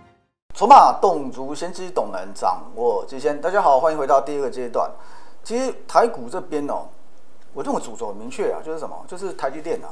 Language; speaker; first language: Chinese; native; Chinese